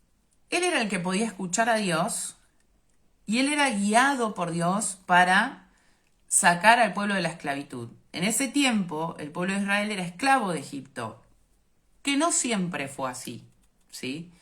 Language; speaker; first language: Spanish; native; Spanish